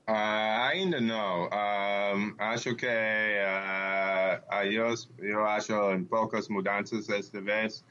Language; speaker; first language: Portuguese; non-native, learner; English